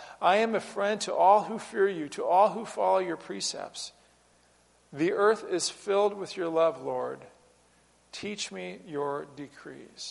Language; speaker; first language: English; native; English